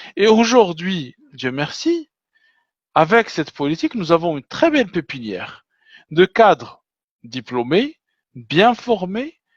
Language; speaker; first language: French; non-native, local second language; Arabic